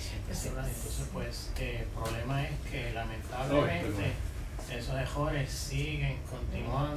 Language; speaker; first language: Spanish; native; Spanish